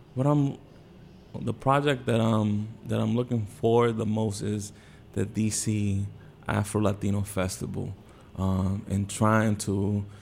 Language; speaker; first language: English; early bilingual, other home language; Spanish